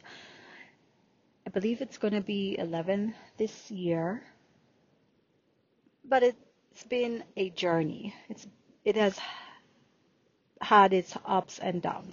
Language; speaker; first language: English; non-native, local second language; Jamaican Creole English